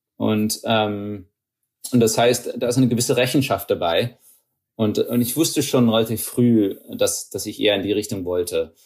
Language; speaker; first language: German; early bilingual, heritage; German